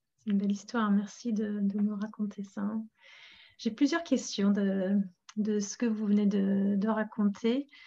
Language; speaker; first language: French; non-native, fluent; English